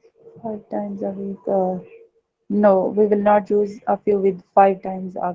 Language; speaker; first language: English; non-native, learner; Urdu